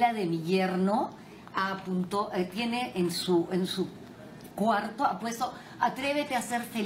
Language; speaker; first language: Spanish; native; Spanish